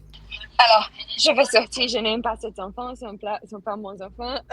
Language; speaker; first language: French; non-native, learner; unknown